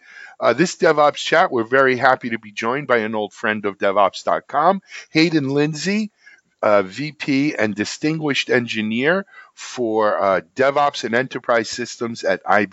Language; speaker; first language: English; native; English